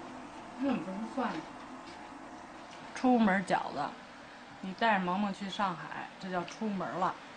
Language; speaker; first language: Chinese; native; Chinese